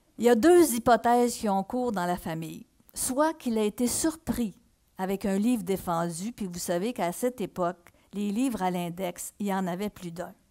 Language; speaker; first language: French; native; French